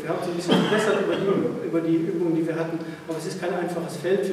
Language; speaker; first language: German; non-native, local second language; Luxembourgish